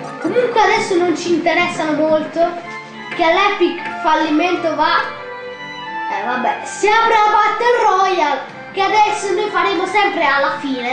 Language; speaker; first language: Italian; native; Italian